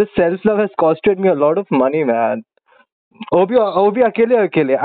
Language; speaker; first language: English; non-native, local second language; Hindi